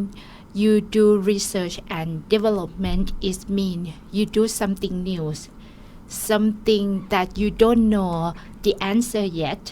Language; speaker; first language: English; non-native, learner; Thai